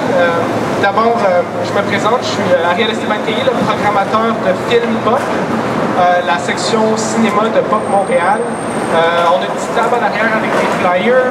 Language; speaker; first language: French; native; French